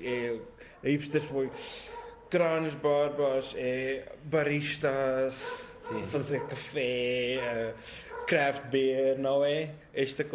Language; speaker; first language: Portuguese; non-native, learner; English